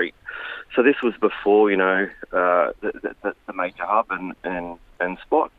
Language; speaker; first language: English; native; English